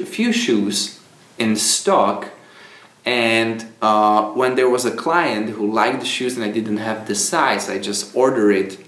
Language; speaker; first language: English; non-native, fluent; Czech